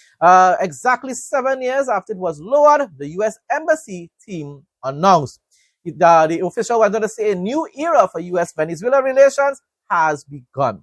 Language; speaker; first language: English; native; English